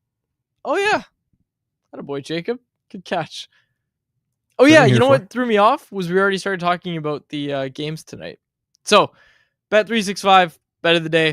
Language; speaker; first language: English; native; English